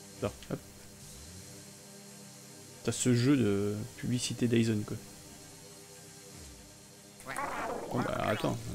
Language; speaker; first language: French; native; French